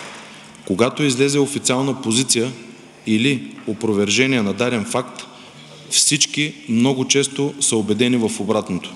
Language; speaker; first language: Bulgarian; native; Bulgarian